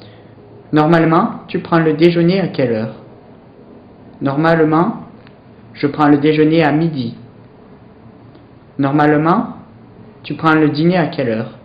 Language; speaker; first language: French; non-native, learner; English